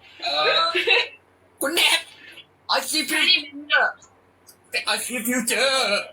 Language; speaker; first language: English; non-native, learner; Thai